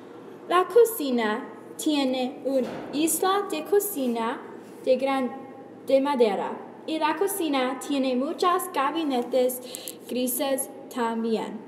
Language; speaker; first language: Spanish; non-native, learner; English